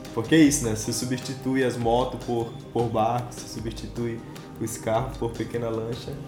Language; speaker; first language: Portuguese; native; Portuguese